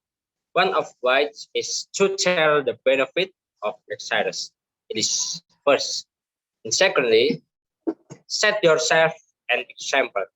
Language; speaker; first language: English; non-native, learner; Indonesian